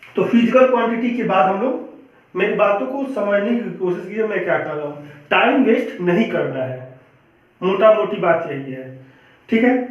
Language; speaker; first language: Hindi; native; Hindi